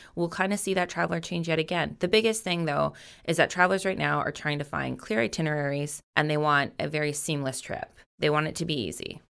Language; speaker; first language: English; native; English